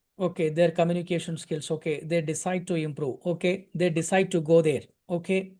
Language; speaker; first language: English; non-native, local second language; Telugu